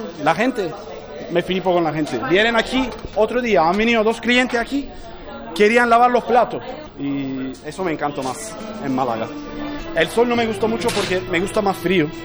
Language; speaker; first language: Spanish; non-native, learner; Turkish